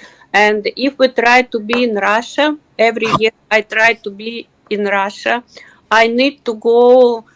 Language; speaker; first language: English; non-native, learner; Russian